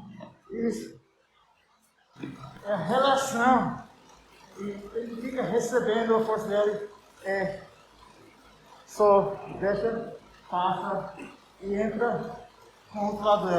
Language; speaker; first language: Portuguese; non-native, learner; English